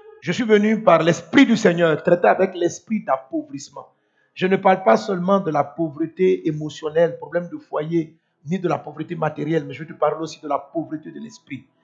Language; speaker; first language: French; non-native, local second language; Dyula